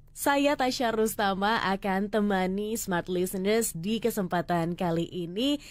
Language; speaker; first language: Indonesian; native; Indonesian